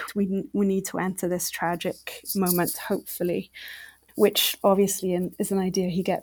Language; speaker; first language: English; native; English